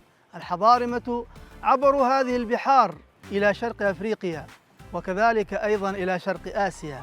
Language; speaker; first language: Arabic; native; Arabic